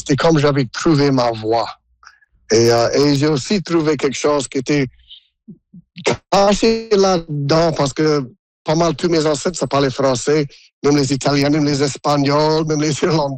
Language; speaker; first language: French; non-native, local second language; English